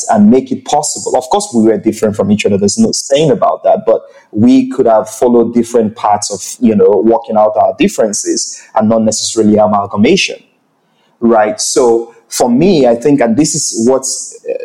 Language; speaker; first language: English; non-native, local second language; Igbo